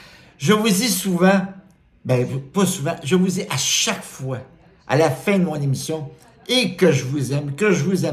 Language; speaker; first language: French; native; French